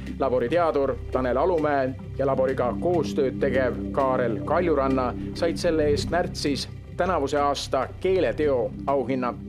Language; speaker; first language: Estonian; native; Estonian